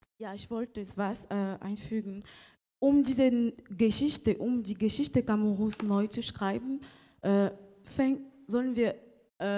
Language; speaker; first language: German; non-native, learner; French